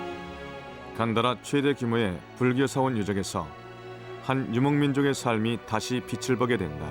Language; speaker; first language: Korean; native; Korean